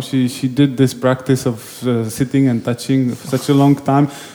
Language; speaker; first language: English; non-native, fluent; Czech